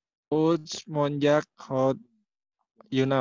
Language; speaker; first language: Hungarian; non-native, learner; Indonesian